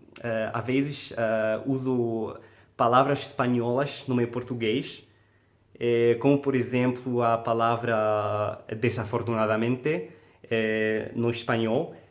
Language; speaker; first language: Portuguese; non-native, fluent; Arabic